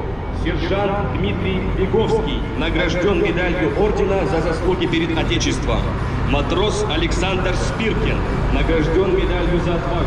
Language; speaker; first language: Russian; native; Russian